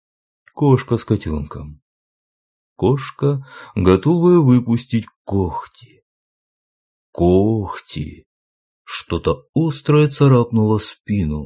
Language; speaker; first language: Russian; native; Russian